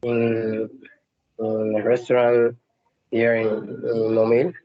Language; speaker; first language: English; non-native, learner; Spanish